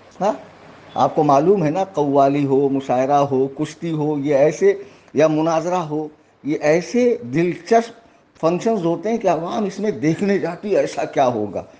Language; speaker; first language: Urdu; native; Urdu